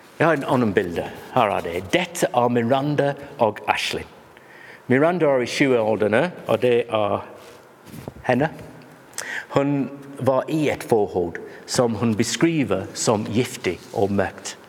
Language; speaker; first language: Norwegian; non-native, fluent; English